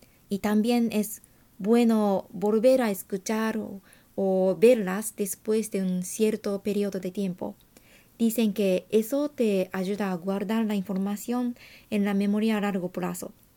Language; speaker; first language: Spanish; non-native, fluent; Japanese